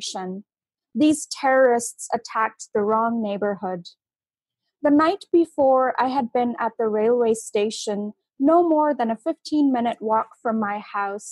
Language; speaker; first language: English; non-native, local second language; Bangla